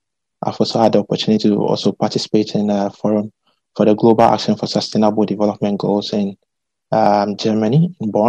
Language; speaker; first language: English; non-native, local second language; Akan